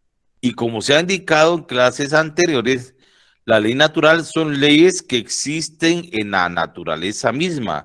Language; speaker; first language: Spanish; native; Spanish